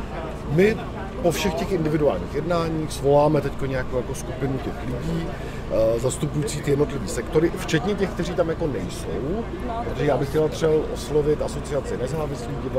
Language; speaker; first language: Czech; native; Czech